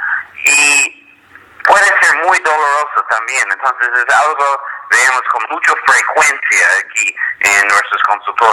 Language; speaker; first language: Spanish; non-native, fluent; English